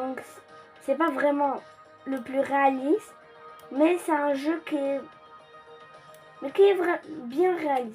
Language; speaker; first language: French; early bilingual, other home language; Polish